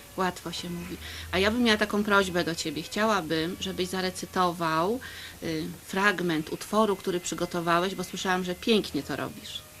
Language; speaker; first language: Polish; native; Polish